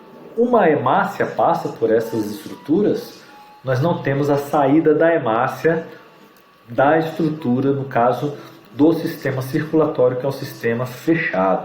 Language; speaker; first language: Portuguese; native; Portuguese